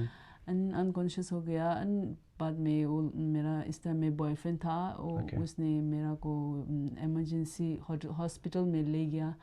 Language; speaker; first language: Hindi; non-native, learner; Tibetan